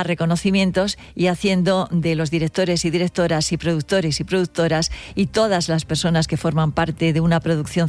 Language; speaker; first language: Spanish; native; Spanish